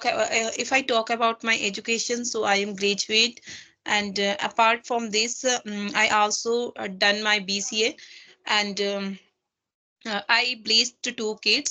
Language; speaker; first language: English; non-native, learner; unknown